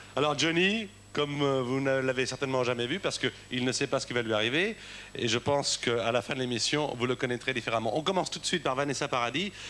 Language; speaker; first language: French; native; French